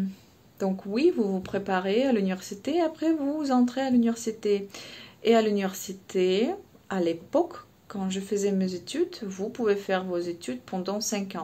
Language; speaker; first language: French; non-native, fluent; Russian